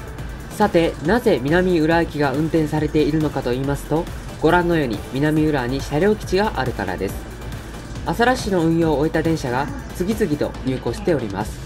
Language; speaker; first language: Japanese; native; Japanese